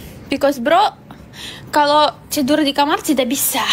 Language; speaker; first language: Indonesian; non-native, fluent; Russian